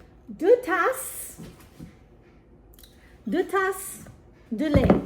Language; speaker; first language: French; non-native, learner; English